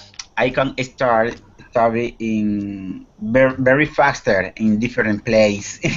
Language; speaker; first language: English; non-native, learner; Spanish